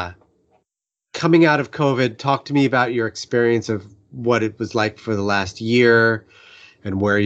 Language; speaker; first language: English; native; English